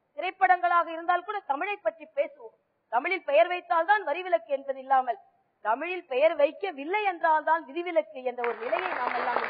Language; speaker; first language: Tamil; native; Tamil